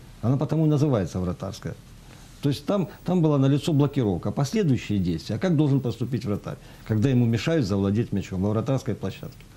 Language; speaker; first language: Russian; native; Russian